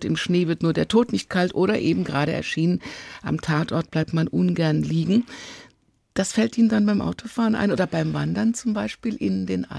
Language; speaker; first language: German; native; German